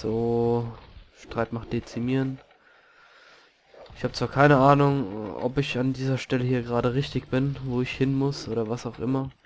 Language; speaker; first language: German; native; German